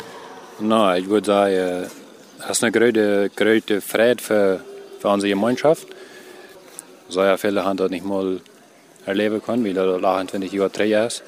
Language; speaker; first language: German; non-native, local second language; Plautdietsch